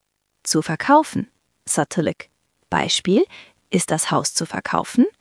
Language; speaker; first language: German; non-native, fluent; Turkish